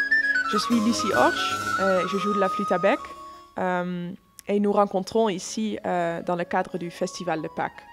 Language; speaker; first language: French; non-native, fluent; Dutch